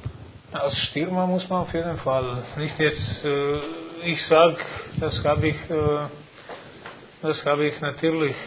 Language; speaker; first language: German; non-native, fluent; Croatian